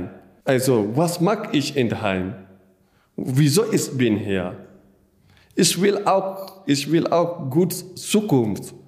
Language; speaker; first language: German; non-native, learner; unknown